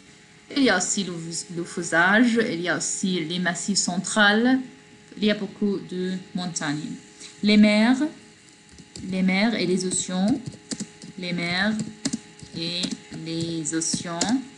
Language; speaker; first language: French; non-native, fluent; Arabic